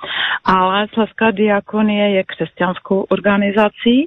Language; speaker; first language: Czech; non-native, local second language; Polish